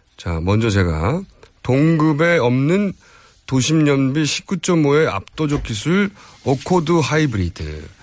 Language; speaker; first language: Korean; native; Korean